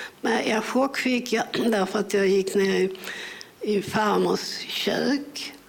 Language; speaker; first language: Swedish; early bilingual, other home language; English